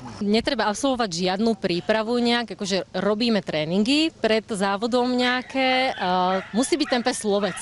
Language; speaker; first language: Slovak; native; Slovak